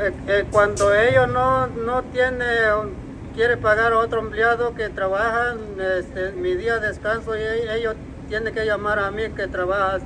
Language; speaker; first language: Spanish; non-native, local second language; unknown